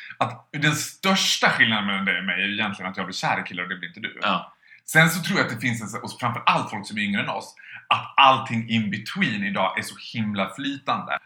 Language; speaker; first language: Swedish; native; Swedish